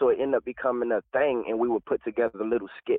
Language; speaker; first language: English; native; English